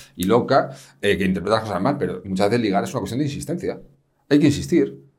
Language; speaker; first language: Spanish; native; Spanish